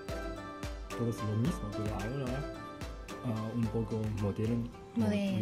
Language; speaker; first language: Spanish; non-native, learner; Chinese